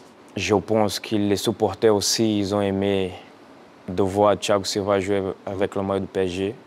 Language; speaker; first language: French; non-native, fluent; Portuguese